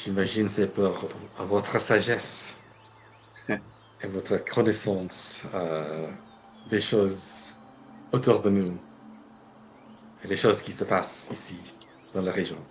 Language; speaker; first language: French; non-native, fluent; English